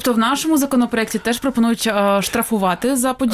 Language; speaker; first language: Ukrainian; native; Ukrainian